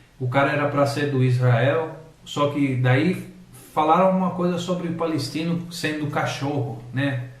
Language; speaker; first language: Portuguese; non-native, fluent; English